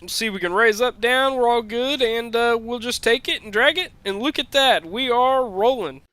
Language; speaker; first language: English; native; English